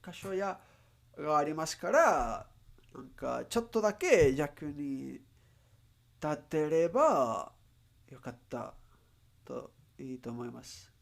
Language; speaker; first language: Japanese; non-native, learner; Spanish